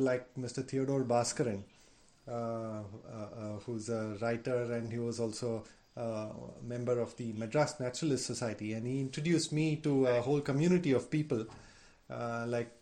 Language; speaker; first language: English; non-native, local second language; Tamil